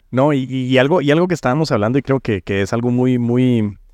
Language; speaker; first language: Spanish; native; Spanish